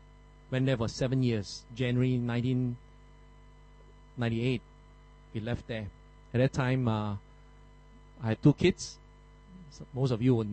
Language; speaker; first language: English; non-native, local second language; Min Nan Chinese